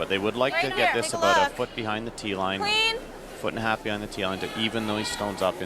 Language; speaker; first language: English; native; English